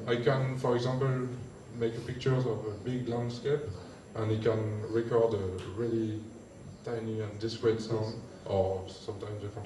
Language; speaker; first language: English; non-native, learner; French